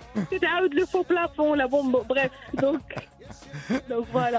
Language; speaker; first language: French; non-native, local second language; Arabic